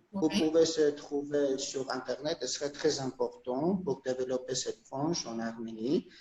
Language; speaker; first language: French; non-native, fluent; Armenian